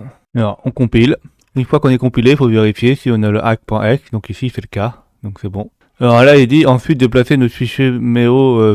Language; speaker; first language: French; native; French